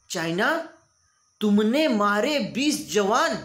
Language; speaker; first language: Hindi; native; Hindi